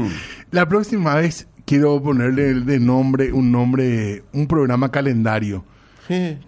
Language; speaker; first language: Spanish; native; Spanish